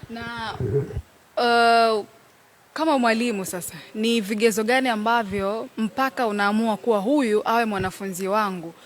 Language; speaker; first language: Swahili; native; Swahili